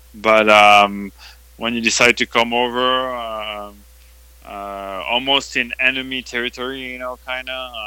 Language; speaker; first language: English; non-native, fluent; French